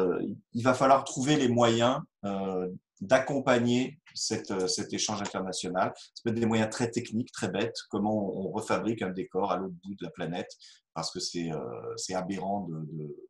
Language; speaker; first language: French; native; French